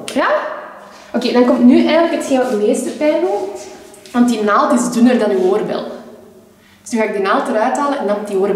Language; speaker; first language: Dutch; native; Dutch